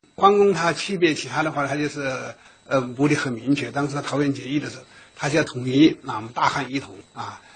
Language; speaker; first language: Chinese; native; Chinese